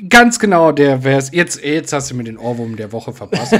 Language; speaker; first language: German; native; German